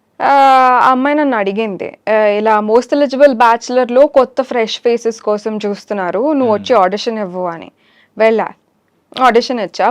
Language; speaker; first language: Telugu; native; Telugu